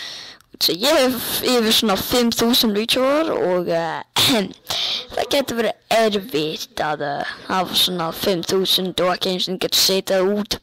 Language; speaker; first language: Icelandic; early bilingual, heritage; Icelandic